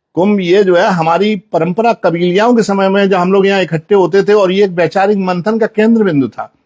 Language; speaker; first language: Hindi; native; Hindi